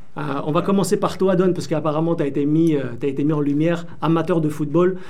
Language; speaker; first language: French; native; French